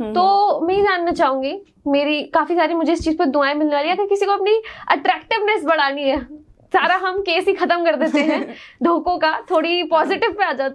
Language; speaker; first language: Hindi; native; Hindi